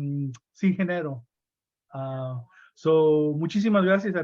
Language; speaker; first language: Spanish; early bilingual, heritage; Spanish